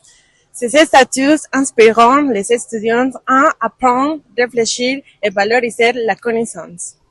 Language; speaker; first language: French; non-native, learner; Spanish